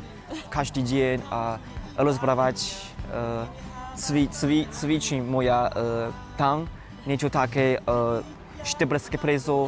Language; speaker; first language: Slovak; non-native, learner; Chinese